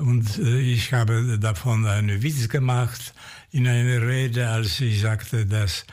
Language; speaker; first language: German; non-native, fluent; Polish